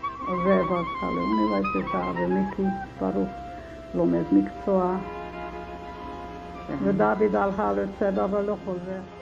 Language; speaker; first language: Hebrew; non-native, learner; Hungarian